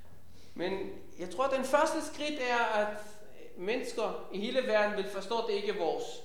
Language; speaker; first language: Danish; non-native, fluent; Hebrew